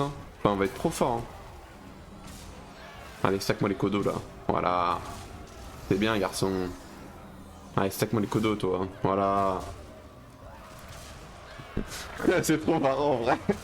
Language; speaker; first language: French; native; French